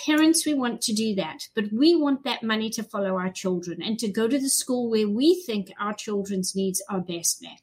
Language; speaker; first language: English; native; English